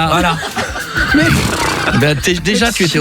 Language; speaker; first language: French; native; French